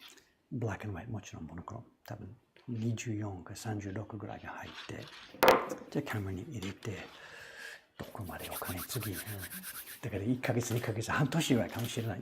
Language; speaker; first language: Japanese; non-native, fluent; English